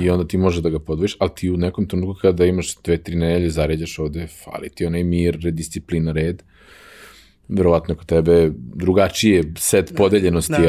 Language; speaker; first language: Serbian; native; Serbian